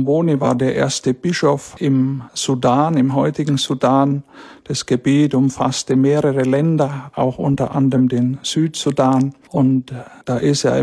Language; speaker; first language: German; native; German